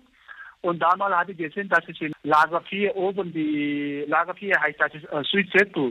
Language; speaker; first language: German; non-native, learner; Nepali